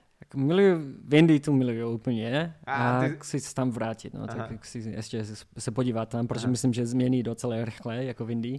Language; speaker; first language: Czech; non-native, learner; English